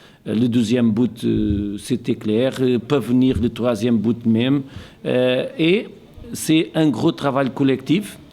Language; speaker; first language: French; non-native, fluent; Portuguese